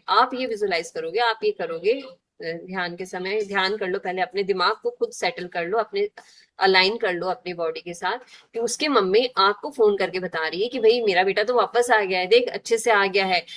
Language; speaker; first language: Hindi; native; Hindi